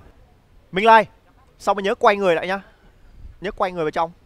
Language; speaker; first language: Vietnamese; native; Vietnamese